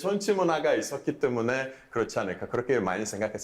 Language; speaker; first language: Korean; non-native, fluent; Portuguese